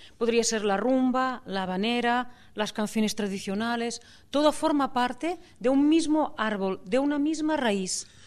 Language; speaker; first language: Spanish; non-native, local second language; Catalan